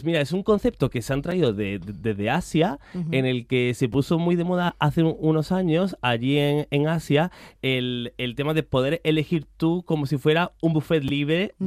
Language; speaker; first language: Spanish; native; Spanish